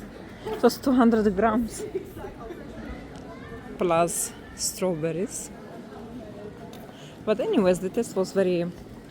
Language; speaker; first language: English; non-native, fluent; Italian